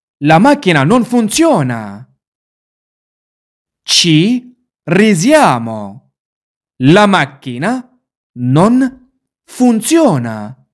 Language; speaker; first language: Italian; non-native, fluent; Arabic